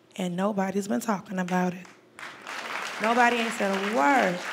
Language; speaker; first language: English; native; English